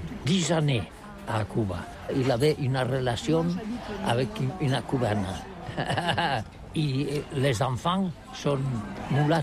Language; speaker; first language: French; non-native, learner; Catalan